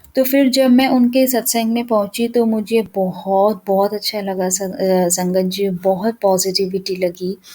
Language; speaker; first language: Hindi; native; Hindi